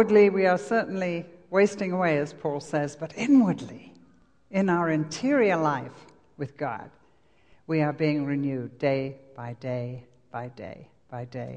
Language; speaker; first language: English; native; English